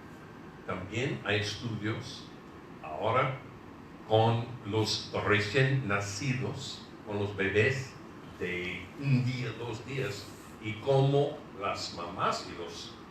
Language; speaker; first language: Spanish; non-native, fluent; English